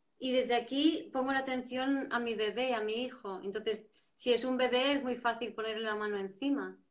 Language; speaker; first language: Spanish; native; Spanish